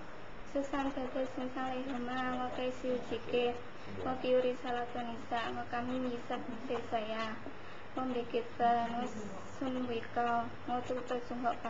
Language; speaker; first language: Cantonese; non-native, learner; Indonesian